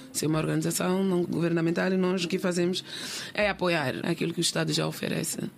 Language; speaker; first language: Portuguese; native; Portuguese